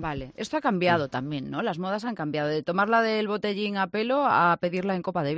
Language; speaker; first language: Spanish; native; Spanish